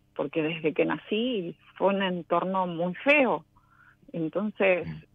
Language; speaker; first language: Spanish; native; Spanish